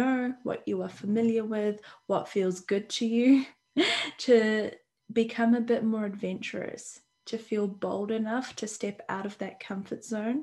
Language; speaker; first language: English; native; English